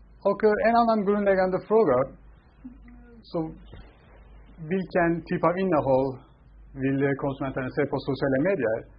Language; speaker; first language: Swedish; non-native, fluent; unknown